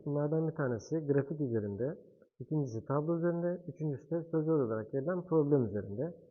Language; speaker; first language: Turkish; native; Turkish